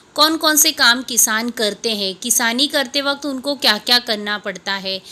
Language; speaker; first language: Hindi; non-native, local second language; Marathi